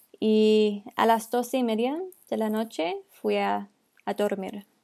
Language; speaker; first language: Spanish; non-native, learner; English